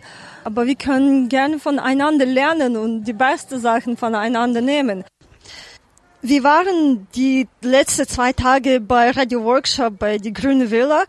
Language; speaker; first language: German; non-native, fluent; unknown